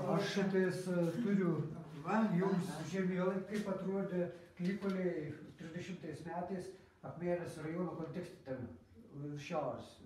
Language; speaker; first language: Lithuanian; native; Lithuanian